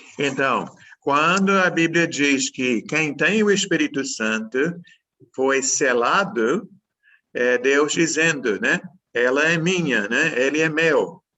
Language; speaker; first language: Portuguese; non-native, fluent; English